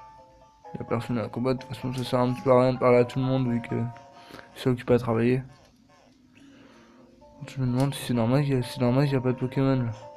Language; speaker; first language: French; native; French